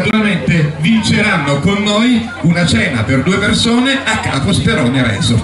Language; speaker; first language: Italian; native; Italian